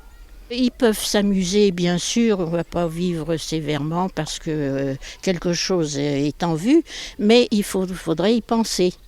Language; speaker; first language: French; native; French